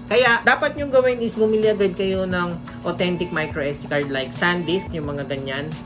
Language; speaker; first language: Filipino; native; Filipino